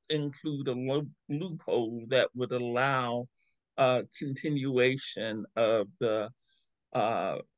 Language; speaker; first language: English; native; English